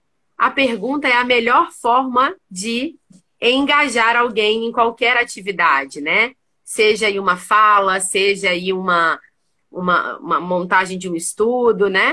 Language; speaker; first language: Portuguese; native; Portuguese